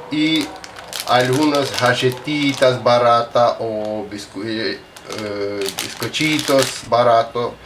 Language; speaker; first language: Spanish; non-native, fluent; Russian